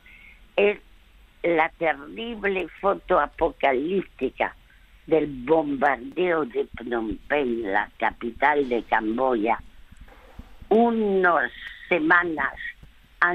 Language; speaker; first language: Spanish; early bilingual, other home language; French